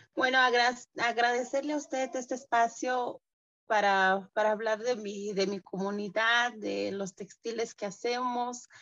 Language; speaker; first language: Spanish; non-native, local second language; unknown